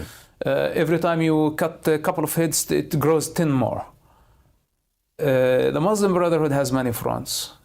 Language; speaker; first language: English; non-native, fluent; Arabic